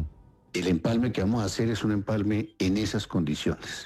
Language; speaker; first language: Spanish; native; Spanish